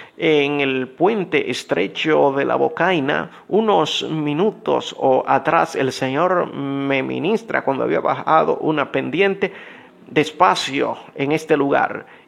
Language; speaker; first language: Spanish; native; Spanish